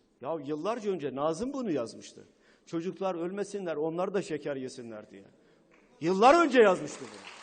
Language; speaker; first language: Turkish; native; Turkish